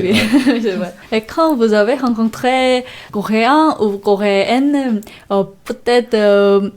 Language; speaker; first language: French; non-native, learner; Korean